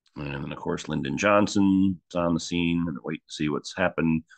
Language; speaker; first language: English; native; English